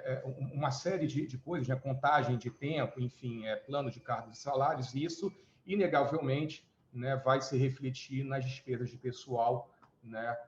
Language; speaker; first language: Portuguese; native; Portuguese